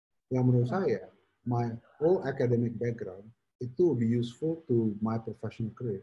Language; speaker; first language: English; non-native, fluent; Indonesian